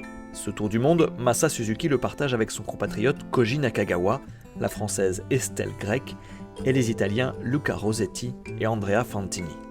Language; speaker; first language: French; native; French